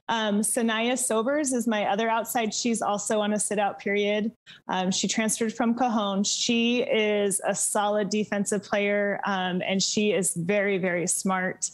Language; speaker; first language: English; native; English